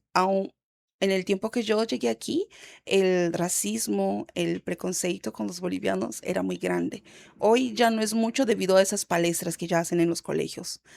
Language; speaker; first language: Spanish; early bilingual, heritage; Spanish